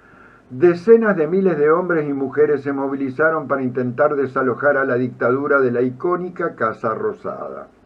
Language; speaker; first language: Spanish; native; Spanish